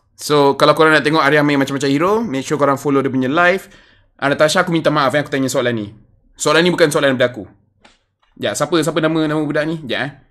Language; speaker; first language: Malay; native; Malay